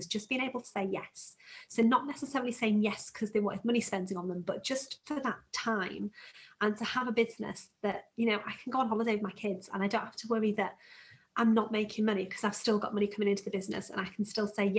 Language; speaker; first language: English; native; English